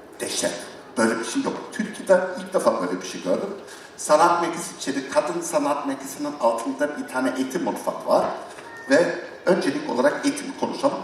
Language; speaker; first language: Turkish; non-native, learner; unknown